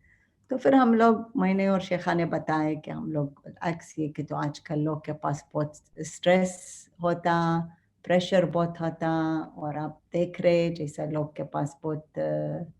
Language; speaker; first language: Hindi; non-native, fluent; Arabic